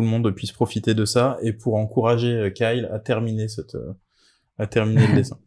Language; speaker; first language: French; native; French